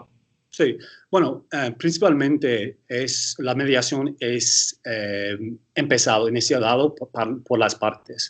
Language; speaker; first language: Spanish; early bilingual, heritage; English